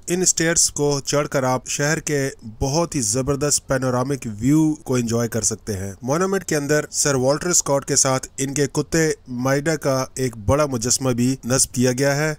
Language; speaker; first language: Urdu; native; Urdu